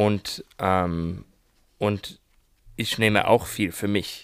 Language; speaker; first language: German; non-native, learner; English